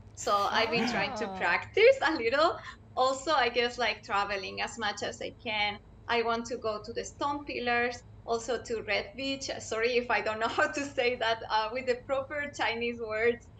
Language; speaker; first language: English; non-native, fluent; Spanish